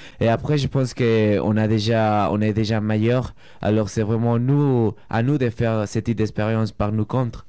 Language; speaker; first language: French; non-native, fluent; Spanish